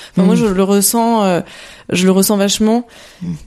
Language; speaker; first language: French; native; French